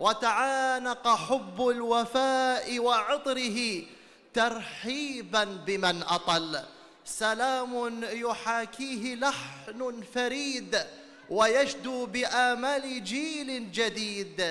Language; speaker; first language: Arabic; native; Arabic